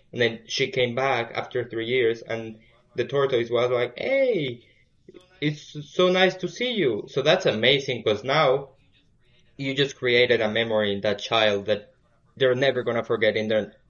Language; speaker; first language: English; early bilingual, other home language; Spanish